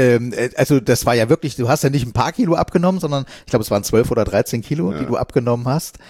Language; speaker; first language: German; native; German